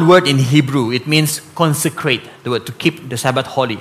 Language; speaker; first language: English; non-native, local second language; Malay